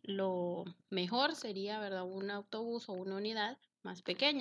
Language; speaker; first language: Spanish; native; Spanish